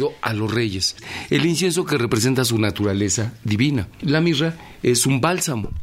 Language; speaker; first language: Spanish; native; Spanish